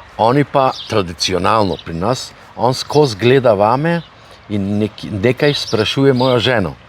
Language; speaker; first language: Slovenian; non-native, fluent; Albanian